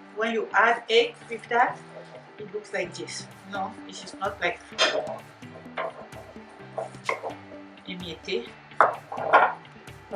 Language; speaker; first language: English; non-native, fluent; French